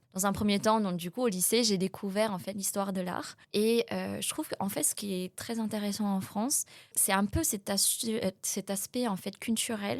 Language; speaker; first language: French; early bilingual, other home language; Vietnamese